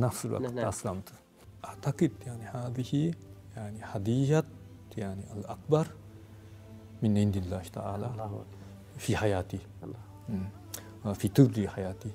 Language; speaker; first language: Arabic; non-native, fluent; Japanese